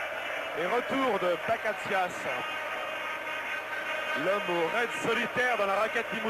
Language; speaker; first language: French; native; French